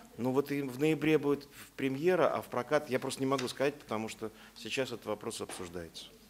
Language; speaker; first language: Russian; native; Russian